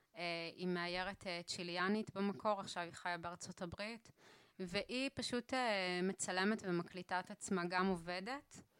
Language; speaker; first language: Hebrew; native; Hebrew